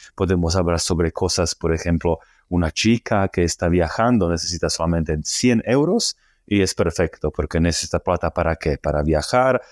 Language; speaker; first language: Spanish; non-native, learner; Slovak